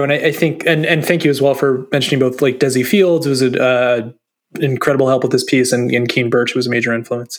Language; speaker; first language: English; native; English